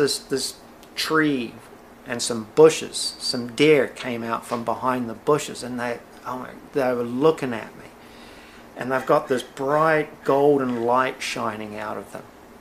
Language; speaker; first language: English; native; English